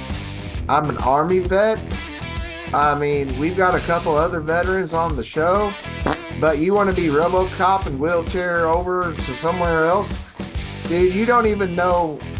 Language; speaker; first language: English; native; English